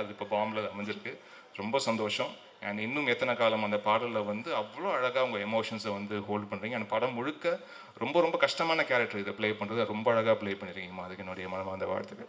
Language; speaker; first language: Tamil; native; Tamil